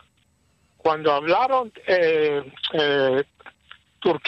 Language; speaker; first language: Spanish; early bilingual, heritage; Ladino